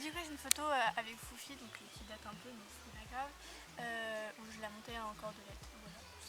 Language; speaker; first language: French; native; French